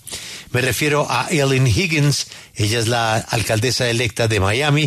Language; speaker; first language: Spanish; native; Spanish